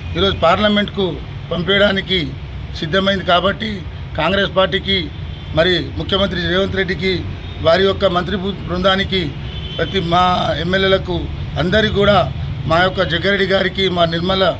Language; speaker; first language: Telugu; non-native, local second language; Lambadi